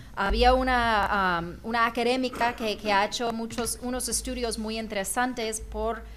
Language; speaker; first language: Spanish; non-native, fluent; English